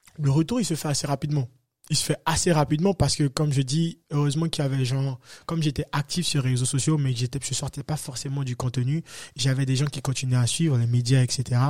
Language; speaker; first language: French; native; French